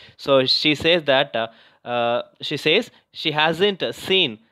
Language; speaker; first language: English; non-native, local second language; Tamil